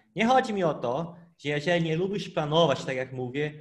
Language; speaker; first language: Polish; non-native, fluent; Portuguese